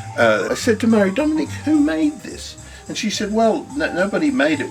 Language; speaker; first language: English; native; English